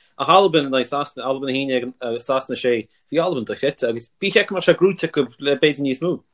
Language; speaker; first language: Irish; native; Irish